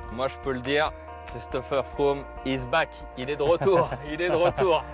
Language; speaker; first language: French; native; French